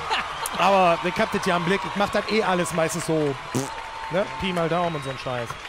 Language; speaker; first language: German; native; German